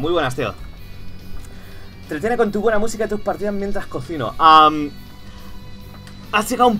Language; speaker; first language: Spanish; native; Spanish